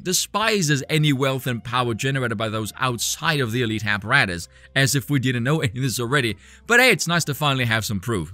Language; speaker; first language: English; native; English